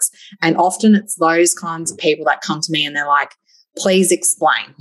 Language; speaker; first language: English; native; English